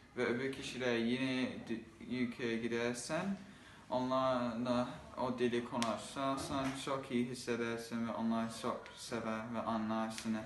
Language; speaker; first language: Turkish; early bilingual, other home language; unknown